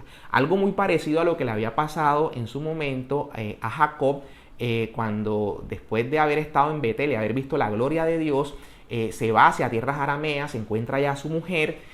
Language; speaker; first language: Spanish; native; Spanish